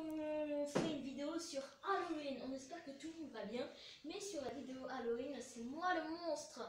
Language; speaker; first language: French; native; French